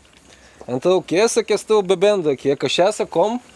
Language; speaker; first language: Portuguese; non-native, fluent; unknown